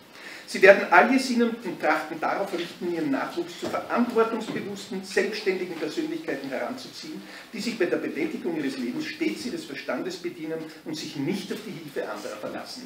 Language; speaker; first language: German; native; German